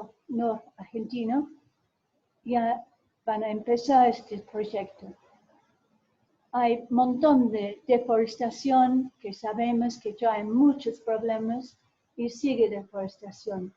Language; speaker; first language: Spanish; non-native, fluent; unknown